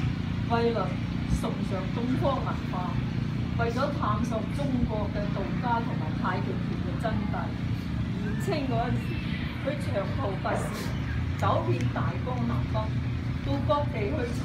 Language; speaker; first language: Cantonese; native; Cantonese